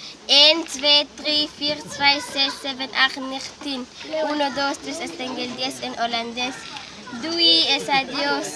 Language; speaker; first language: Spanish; non-native, local second language; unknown